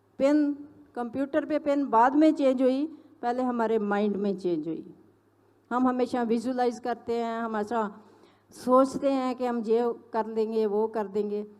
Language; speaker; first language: Hindi; non-native, local second language; Punjabi